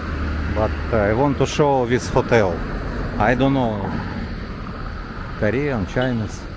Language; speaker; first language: English; non-native, learner; Russian